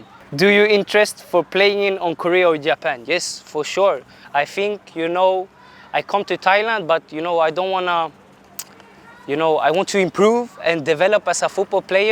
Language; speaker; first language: English; non-native, fluent; Swedish